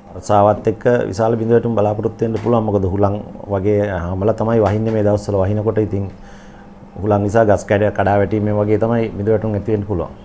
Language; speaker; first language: Sinhala; native; Sinhala